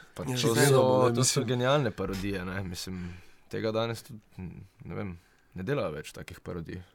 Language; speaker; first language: Slovenian; native; Slovenian